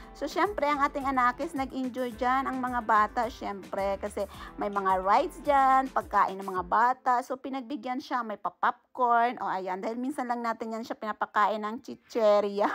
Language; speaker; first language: Filipino; native; Filipino